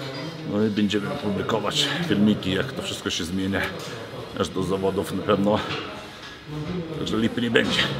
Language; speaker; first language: Polish; non-native, fluent; Lithuanian